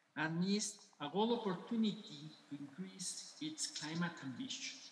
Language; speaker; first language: English; non-native, fluent; Spanish